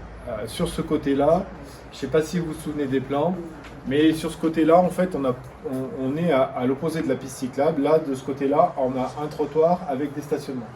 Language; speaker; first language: French; native; French